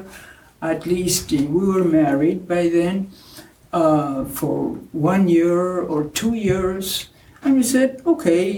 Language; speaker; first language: English; non-native, fluent; Spanish